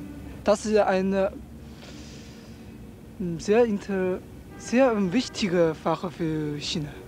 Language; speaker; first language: German; non-native, learner; Chinese